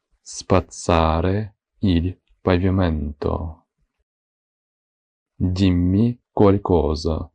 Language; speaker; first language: Italian; non-native, fluent; Ukrainian